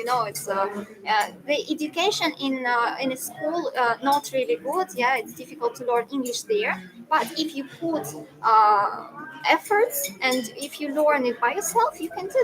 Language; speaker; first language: English; non-native, fluent; Russian